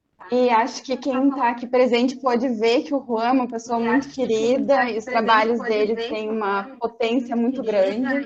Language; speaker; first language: Portuguese; native; Portuguese